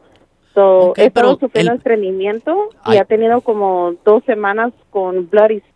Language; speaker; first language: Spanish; early bilingual, other home language; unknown